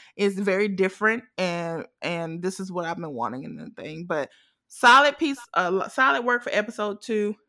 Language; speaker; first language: English; native; English